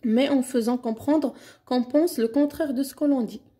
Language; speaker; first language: French; non-native, local second language; Arabic